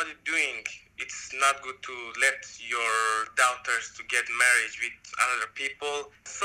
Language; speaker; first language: English; non-native, learner; Persian